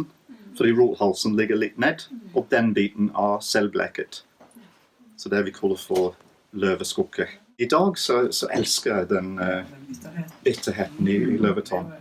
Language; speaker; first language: Norwegian; non-native, fluent; English